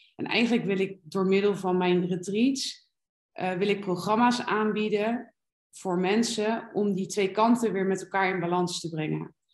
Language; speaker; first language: Dutch; native; Dutch